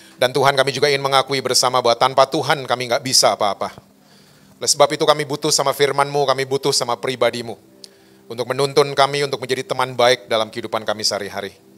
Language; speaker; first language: Indonesian; native; Indonesian